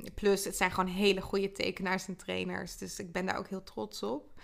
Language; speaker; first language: Dutch; native; Dutch